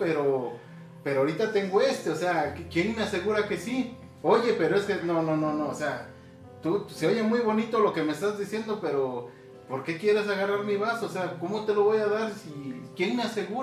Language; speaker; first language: Spanish; native; Spanish